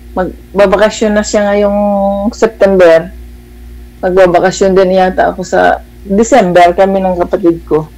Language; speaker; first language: Filipino; non-native, local second language; Iloko